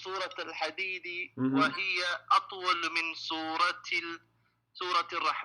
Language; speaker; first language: Arabic; non-native, learner; English